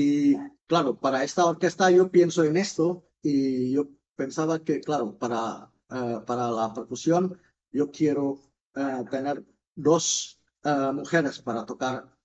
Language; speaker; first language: Spanish; non-native, fluent; Indonesian